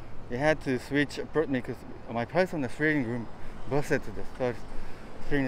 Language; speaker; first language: English; non-native, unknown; Japanese